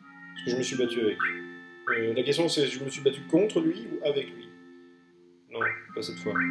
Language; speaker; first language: French; native; French